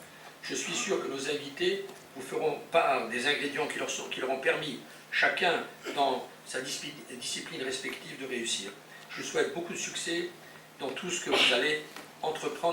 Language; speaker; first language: French; native; French